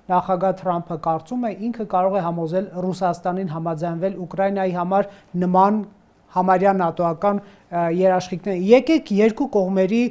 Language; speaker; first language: Armenian; native; Armenian